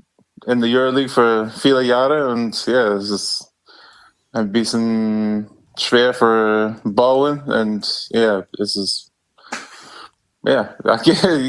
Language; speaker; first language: German; non-native, learner; English